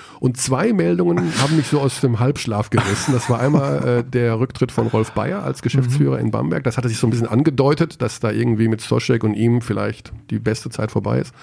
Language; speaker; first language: German; native; German